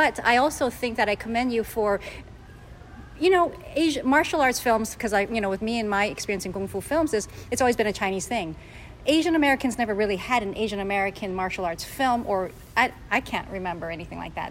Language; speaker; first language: English; non-native, local second language; Cantonese